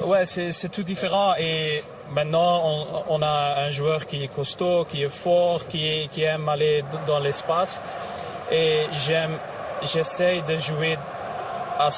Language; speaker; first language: French; non-native, local second language; Dutch